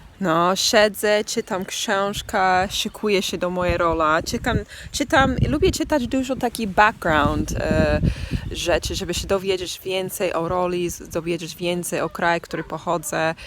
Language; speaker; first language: Polish; non-native, learner; English